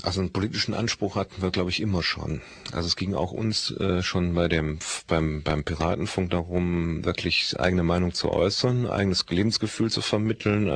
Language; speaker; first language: German; native; German